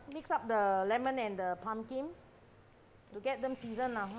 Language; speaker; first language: English; non-native, local second language; Chinese